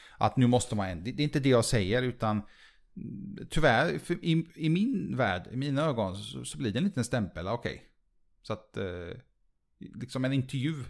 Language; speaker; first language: Swedish; early bilingual, other home language; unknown